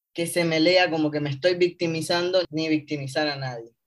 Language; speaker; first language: Spanish; native; Spanish